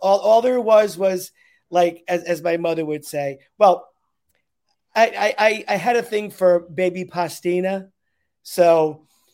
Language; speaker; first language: English; native; English